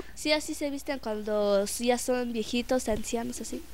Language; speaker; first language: Spanish; non-native, local second language; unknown